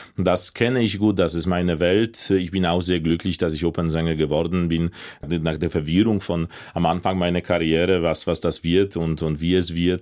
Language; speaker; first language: German; non-native, fluent; Polish